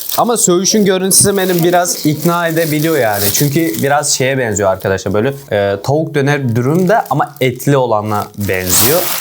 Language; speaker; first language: Turkish; non-native, fluent; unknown